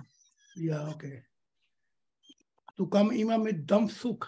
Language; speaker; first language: German; non-native, learner; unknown